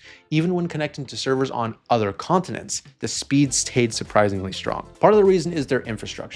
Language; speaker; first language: English; native; English